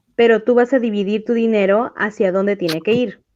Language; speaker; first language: Spanish; native; Spanish